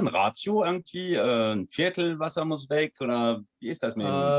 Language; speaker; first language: German; non-native, fluent; French